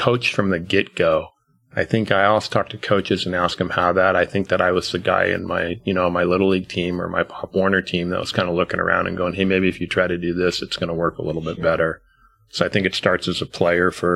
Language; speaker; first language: English; native; English